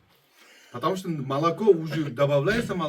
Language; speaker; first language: Russian; non-native, fluent; Uzbek